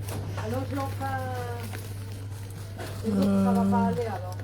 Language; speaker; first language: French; non-native, fluent; Portuguese